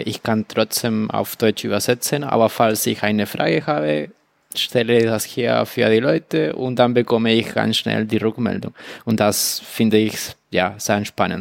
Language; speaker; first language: German; non-native, fluent; Spanish